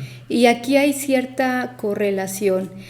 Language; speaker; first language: Spanish; native; Spanish